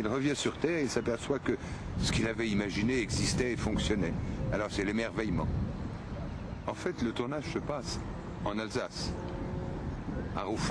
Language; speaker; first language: French; native; French